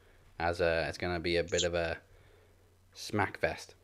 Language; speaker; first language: English; native; English